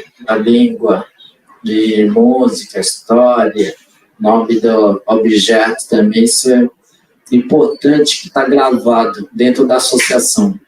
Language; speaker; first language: Portuguese; non-native, local second language; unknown